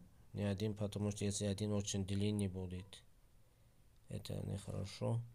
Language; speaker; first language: Russian; non-native, fluent; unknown